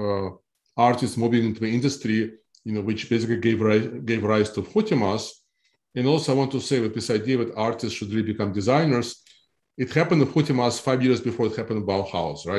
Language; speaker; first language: English; non-native, fluent; Russian